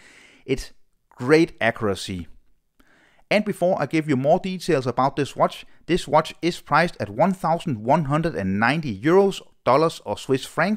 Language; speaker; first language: English; non-native, fluent; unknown